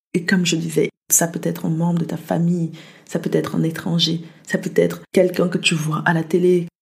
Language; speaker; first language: French; early bilingual, other home language; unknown